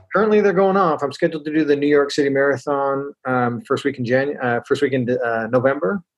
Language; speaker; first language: English; native; English